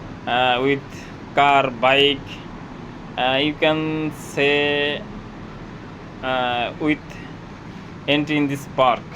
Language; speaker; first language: English; non-native, learner; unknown